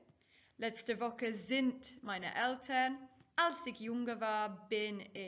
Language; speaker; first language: German; non-native, fluent; English